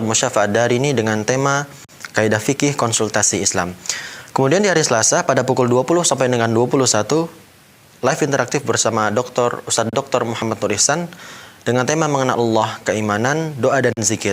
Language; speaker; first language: Indonesian; native; Indonesian